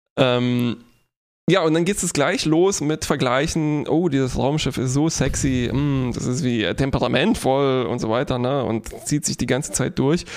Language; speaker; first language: German; non-native, fluent; Polish